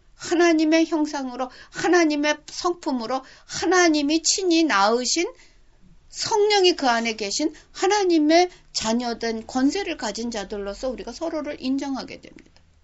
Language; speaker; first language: Korean; native; Korean